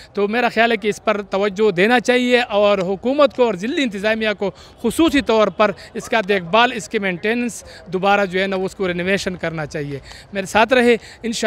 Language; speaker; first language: Urdu; non-native, local second language; Pashto